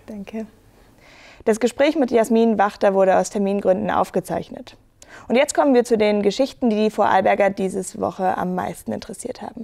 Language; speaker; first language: German; native; German